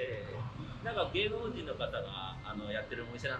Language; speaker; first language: Japanese; native; Japanese